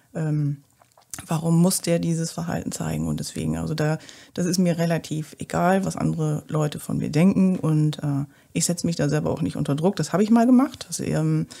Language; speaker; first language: German; native; German